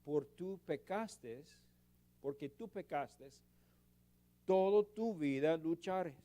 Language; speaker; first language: Spanish; non-native, learner; English